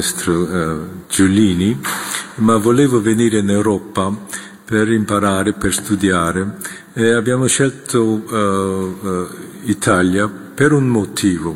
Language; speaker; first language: Italian; non-native, fluent; Korean